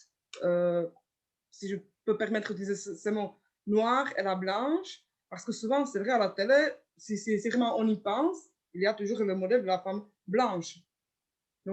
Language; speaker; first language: French; non-native, fluent; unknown